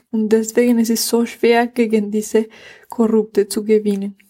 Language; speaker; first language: German; non-native, fluent; Spanish